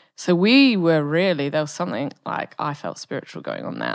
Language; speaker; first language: English; native; English